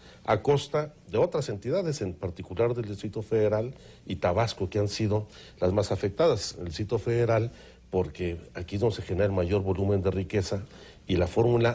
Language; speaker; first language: Spanish; native; Spanish